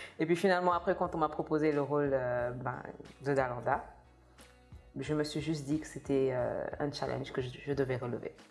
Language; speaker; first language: French; non-native, local second language; Kabuverdianu